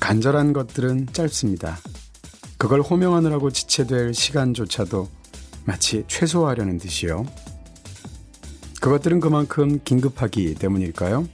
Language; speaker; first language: Korean; native; Korean